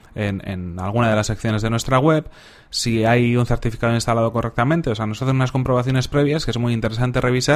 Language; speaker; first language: Spanish; native; Spanish